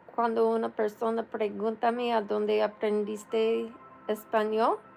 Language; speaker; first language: Spanish; non-native, learner; English